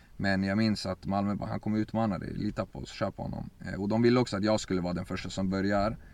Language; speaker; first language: Swedish; early bilingual, other home language; Kurdish